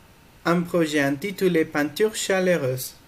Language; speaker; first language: French; non-native, fluent; Spanish